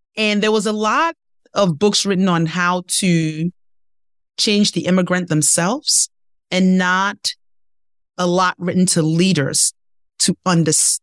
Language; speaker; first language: English; non-native, local second language; Ibibio